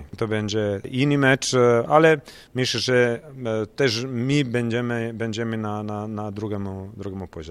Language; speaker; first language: Polish; non-native, learner; Croatian